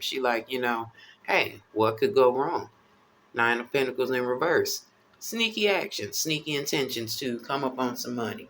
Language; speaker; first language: English; native; English